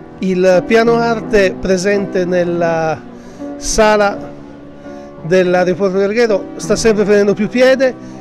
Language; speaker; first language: Italian; native; Italian